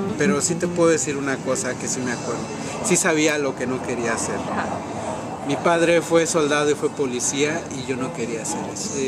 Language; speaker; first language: Spanish; native; Spanish